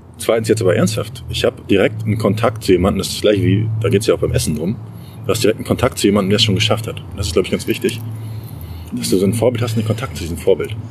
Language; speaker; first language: German; native; German